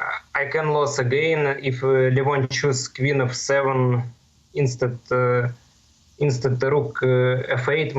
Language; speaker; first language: English; non-native, learner; Russian